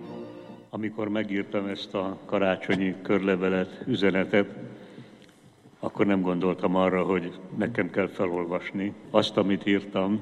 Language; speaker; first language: Hungarian; native; Hungarian